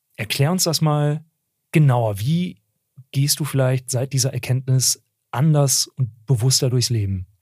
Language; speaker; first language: German; early bilingual, other home language; Turkish